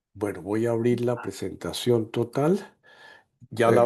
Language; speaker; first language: Spanish; native; Spanish